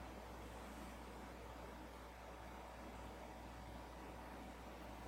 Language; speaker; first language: English; non-native, learner; Spanish